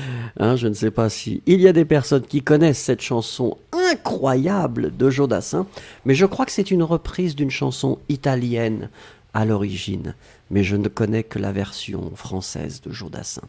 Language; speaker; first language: French; native; French